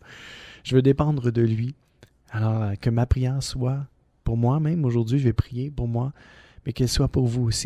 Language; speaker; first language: French; native; French